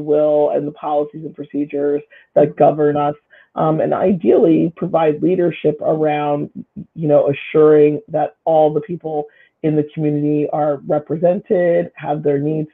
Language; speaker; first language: English; native; English